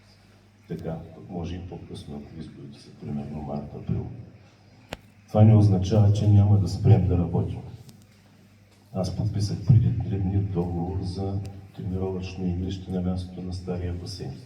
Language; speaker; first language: Bulgarian; native; Bulgarian